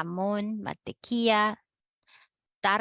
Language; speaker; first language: Spanish; non-native, fluent; Filipino